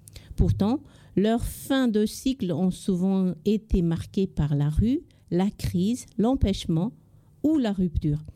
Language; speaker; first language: French; non-native, local second language; Malagasy